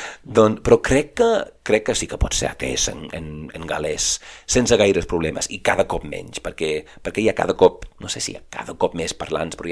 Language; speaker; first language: Catalan; non-native, fluent; English